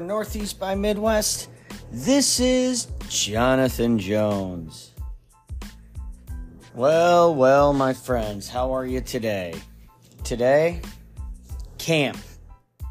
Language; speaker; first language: English; native; English